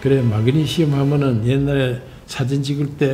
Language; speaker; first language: Korean; native; Korean